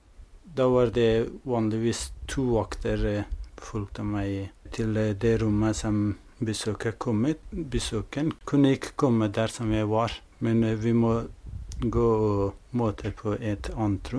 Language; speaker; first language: Norwegian; non-native, fluent; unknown